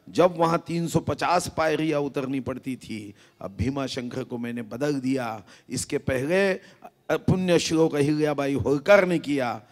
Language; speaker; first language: Hindi; non-native, local second language; Marathi